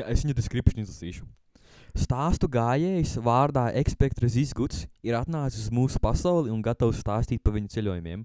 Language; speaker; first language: Latvian; native; Latvian